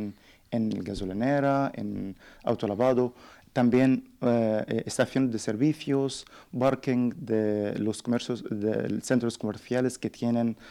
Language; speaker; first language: Spanish; non-native, learner; Arabic